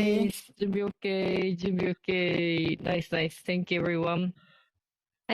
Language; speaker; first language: English; non-native, learner; Japanese